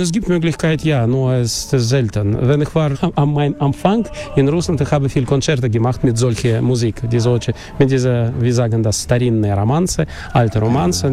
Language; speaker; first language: German; non-native, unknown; Russian